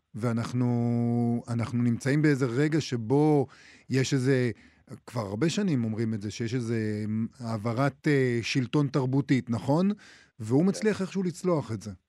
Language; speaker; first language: Hebrew; native; Hebrew